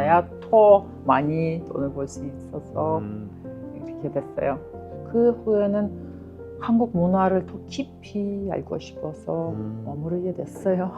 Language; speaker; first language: Korean; non-native, fluent; Kyrgyz